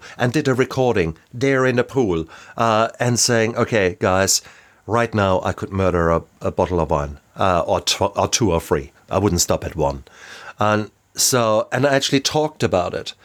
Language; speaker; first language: English; non-native, fluent; German